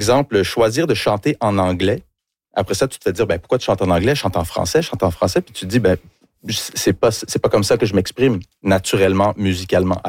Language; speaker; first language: French; early bilingual, heritage; French